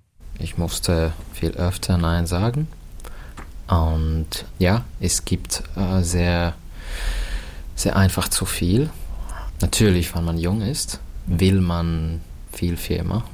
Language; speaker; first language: German; non-native, fluent; Finnish